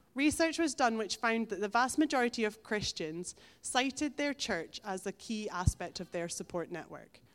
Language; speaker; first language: English; native; English